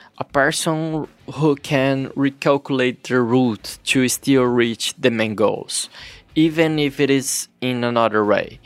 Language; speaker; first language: English; non-native, learner; Portuguese